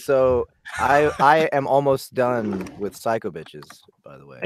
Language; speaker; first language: English; native; English